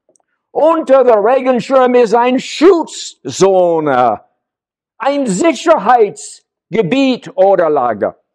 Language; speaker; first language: German; non-native, learner; English